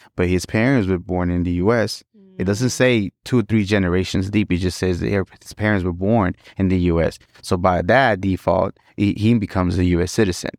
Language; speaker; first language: English; early bilingual, other home language; Spanish